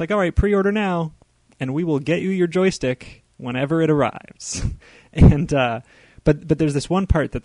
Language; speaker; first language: English; native; English